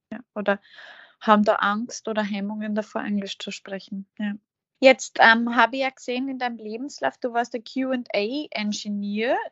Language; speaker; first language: German; native; German